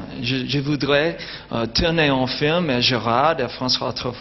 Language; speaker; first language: French; non-native, learner; English